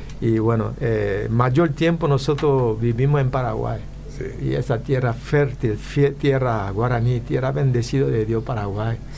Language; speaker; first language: Spanish; non-native, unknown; Korean